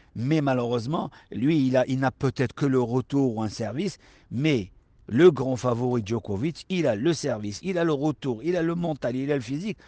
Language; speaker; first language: French; non-native, local second language; Arabic